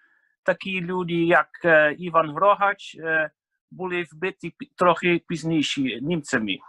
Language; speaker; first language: Ukrainian; non-native, fluent; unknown